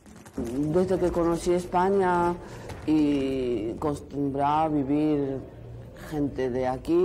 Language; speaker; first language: Spanish; non-native, learner; Japanese